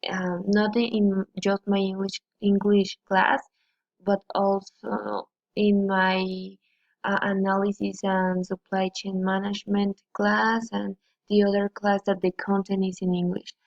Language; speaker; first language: English; non-native, learner; Spanish